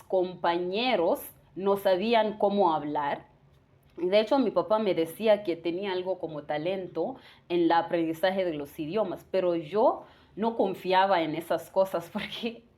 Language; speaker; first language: Spanish; non-native, fluent; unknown